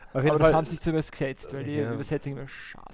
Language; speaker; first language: German; native; German